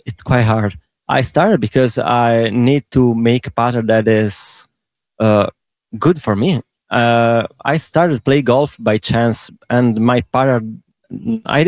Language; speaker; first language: English; non-native, learner; Italian